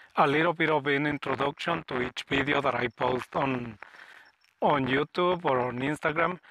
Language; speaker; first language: English; non-native, fluent; Spanish